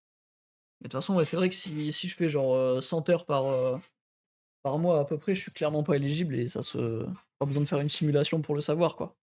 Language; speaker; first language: French; native; French